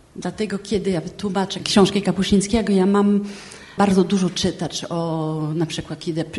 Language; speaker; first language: Polish; non-native, fluent; French